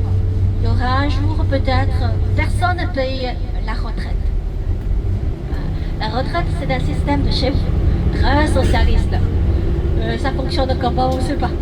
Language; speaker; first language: French; non-native, fluent; Chinese